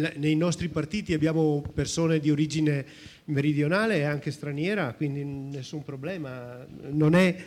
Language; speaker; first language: Italian; native; Italian